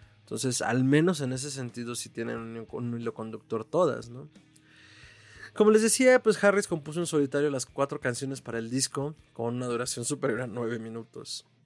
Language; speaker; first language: Spanish; native; Spanish